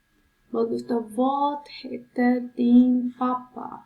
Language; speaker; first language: Swedish; non-native, learner; Persian